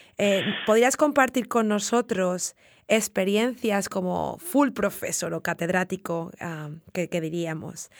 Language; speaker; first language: Spanish; native; Spanish